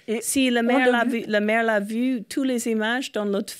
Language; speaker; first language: French; non-native, fluent; English